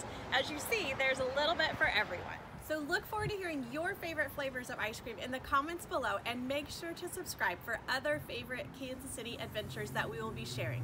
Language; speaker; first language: English; native; English